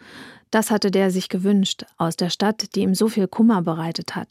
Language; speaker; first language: German; native; German